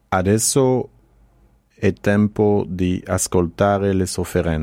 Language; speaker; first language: Italian; non-native, fluent; French